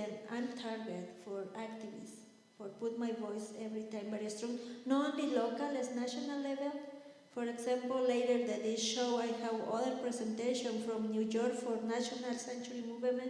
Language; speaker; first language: English; non-native, learner; Spanish